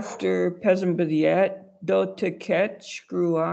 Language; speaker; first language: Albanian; non-native, learner; English